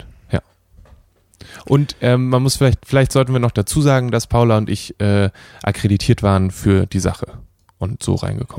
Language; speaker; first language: German; native; German